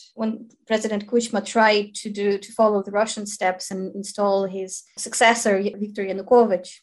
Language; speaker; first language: English; non-native, fluent; Ukrainian